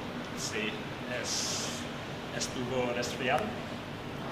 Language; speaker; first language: Spanish; non-native, learner; English